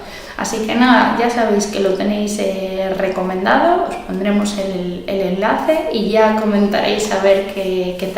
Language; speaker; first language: Spanish; native; Spanish